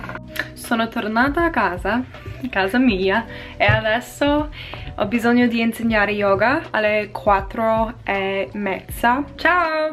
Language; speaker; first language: Italian; non-native, learner; English